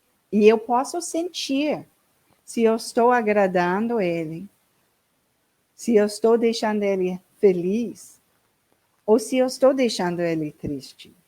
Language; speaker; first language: Portuguese; non-native, learner; English